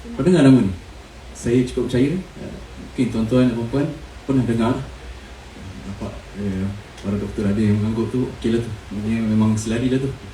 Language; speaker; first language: Malay; native; Malay